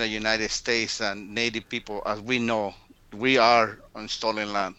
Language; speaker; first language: English; early bilingual, other home language; Spanish